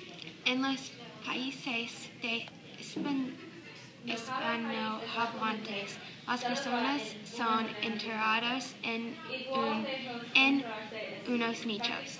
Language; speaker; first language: Spanish; non-native, learner; English